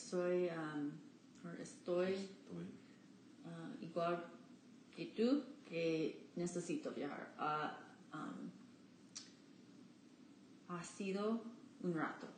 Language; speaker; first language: Spanish; non-native, learner; English